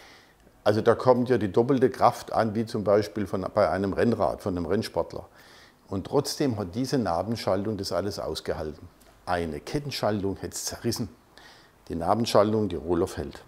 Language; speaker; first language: German; native; German